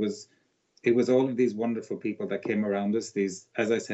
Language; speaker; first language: English; native; English